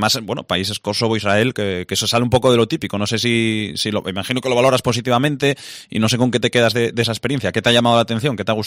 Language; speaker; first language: Spanish; native; Spanish